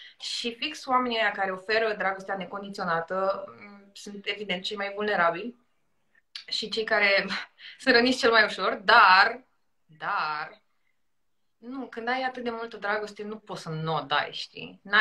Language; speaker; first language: Romanian; native; Romanian